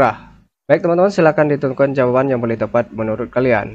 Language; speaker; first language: Indonesian; native; Indonesian